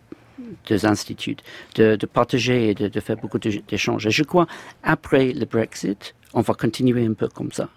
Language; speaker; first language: French; non-native, fluent; English